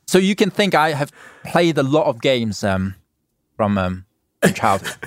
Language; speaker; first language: English; non-native, local second language; Cantonese